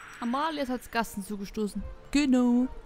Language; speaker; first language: German; native; German